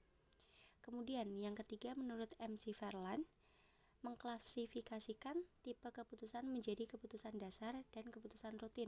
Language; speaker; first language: Indonesian; native; Indonesian